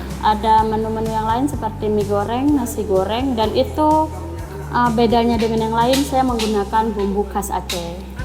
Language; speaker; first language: Indonesian; native; Indonesian